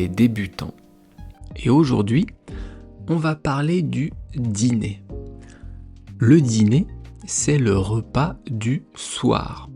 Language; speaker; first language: French; native; French